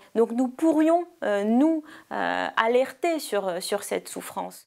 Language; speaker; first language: French; non-native, local second language; Arabic